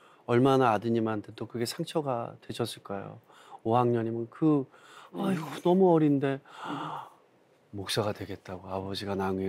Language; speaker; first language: Korean; native; Korean